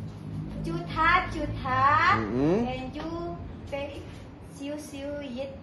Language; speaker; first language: Chinese; non-native, learner; Indonesian